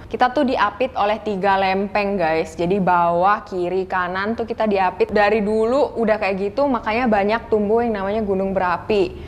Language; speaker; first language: Indonesian; native; Indonesian